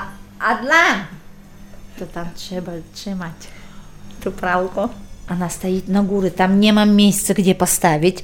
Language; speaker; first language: Polish; non-native, learner; Chechen